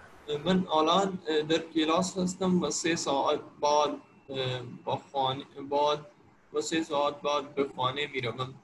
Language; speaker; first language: Persian; non-native, learner; Urdu